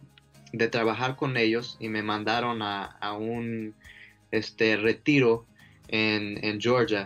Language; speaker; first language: Spanish; early bilingual, heritage; Spanish